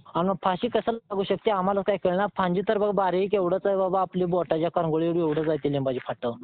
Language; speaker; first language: Marathi; native; Marathi